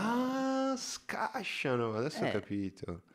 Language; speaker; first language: Italian; native; Italian